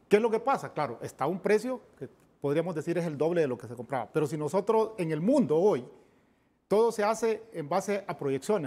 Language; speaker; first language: Spanish; native; Spanish